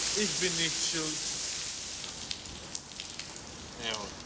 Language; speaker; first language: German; non-native, fluent; Macedonian